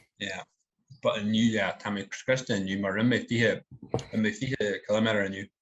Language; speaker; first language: Irish; native; Irish